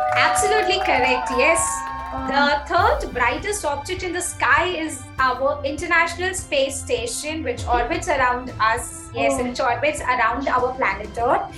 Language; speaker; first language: English; non-native, local second language; Hindi